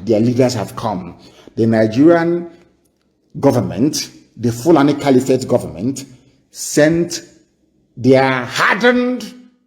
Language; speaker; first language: English; non-native, local second language; Igbo